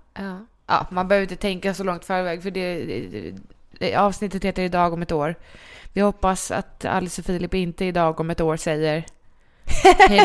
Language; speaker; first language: Swedish; native; Swedish